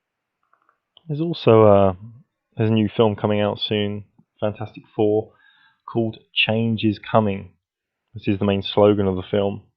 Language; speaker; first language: English; native; English